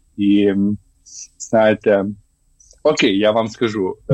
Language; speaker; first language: Ukrainian; non-native, learner; Lithuanian